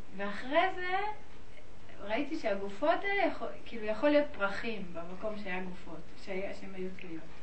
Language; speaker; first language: Hebrew; non-native, fluent; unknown